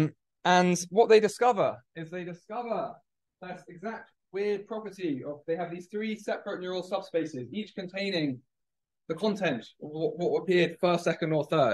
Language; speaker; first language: English; native; English